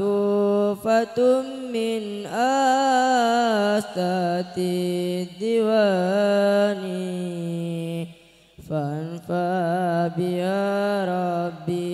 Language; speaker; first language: Arabic; non-native, learner; Madurese